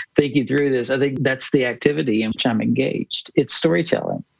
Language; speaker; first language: English; native; English